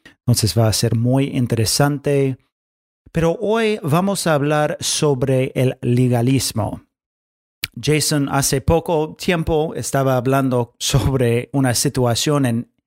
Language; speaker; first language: Spanish; non-native, fluent; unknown